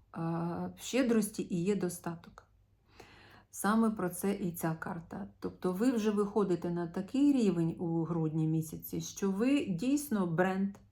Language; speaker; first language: Ukrainian; non-native, local second language; Russian